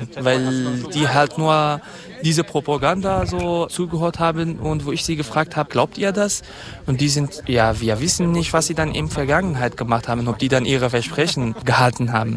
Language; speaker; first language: German; non-native, fluent; Kurdish